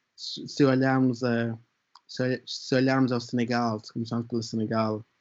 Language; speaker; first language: Portuguese; non-native, fluent; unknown